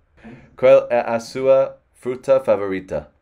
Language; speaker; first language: Portuguese; non-native, learner; English